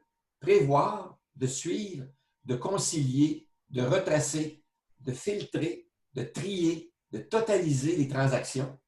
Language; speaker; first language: French; native; French